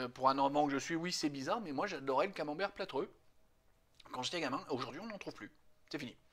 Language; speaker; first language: French; native; French